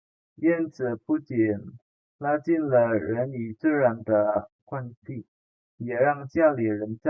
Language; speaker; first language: Chinese; non-native, fluent; Indonesian